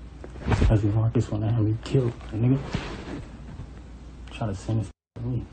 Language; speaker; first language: English; native; English